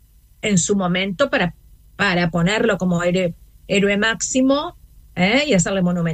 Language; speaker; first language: Spanish; native; Spanish